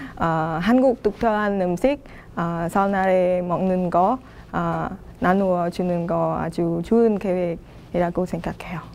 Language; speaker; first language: Korean; non-native, learner; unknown